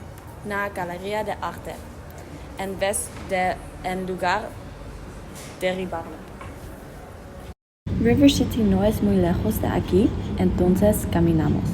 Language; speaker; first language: Spanish; non-native, learner; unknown